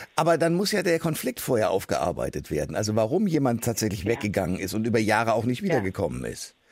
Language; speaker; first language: German; native; German